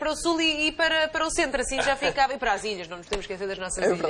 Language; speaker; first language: Portuguese; native; Portuguese